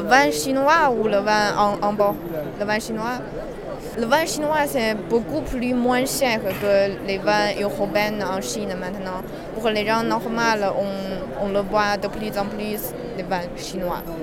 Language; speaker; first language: French; non-native, learner; Chinese